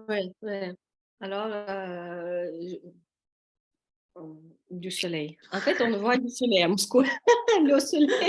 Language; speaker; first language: French; non-native, learner; Russian